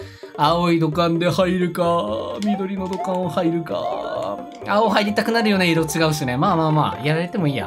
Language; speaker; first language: Japanese; native; Japanese